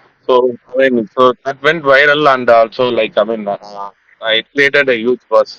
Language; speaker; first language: English; non-native, local second language; Tamil